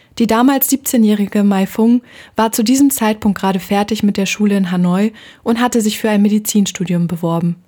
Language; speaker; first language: German; native; German